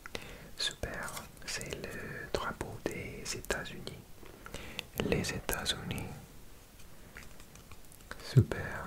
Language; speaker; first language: French; non-native, learner; Welsh